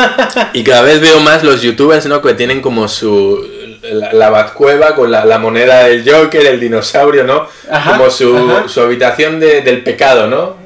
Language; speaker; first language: Spanish; native; Spanish